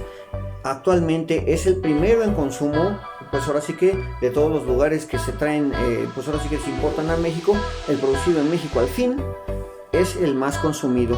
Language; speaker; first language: Spanish; native; Spanish